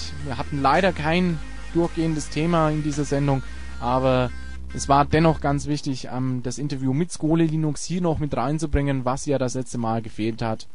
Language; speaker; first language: German; native; German